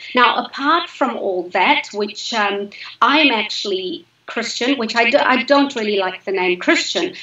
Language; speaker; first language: English; native; English